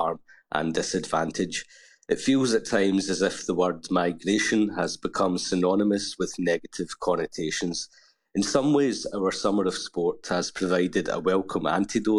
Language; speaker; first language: English; native; English